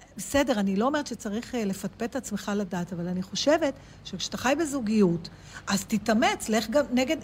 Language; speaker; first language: Hebrew; native; Hebrew